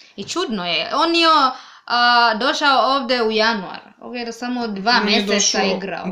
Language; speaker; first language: Serbian; non-native, learner; Swahili